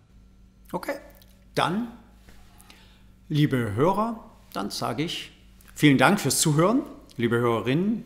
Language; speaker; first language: German; native; German